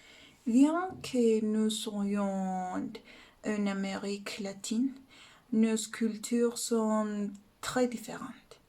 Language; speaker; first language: French; non-native, learner; Spanish